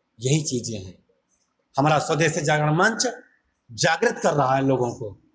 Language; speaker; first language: Hindi; native; Hindi